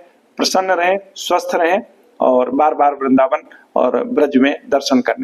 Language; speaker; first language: Hindi; native; Hindi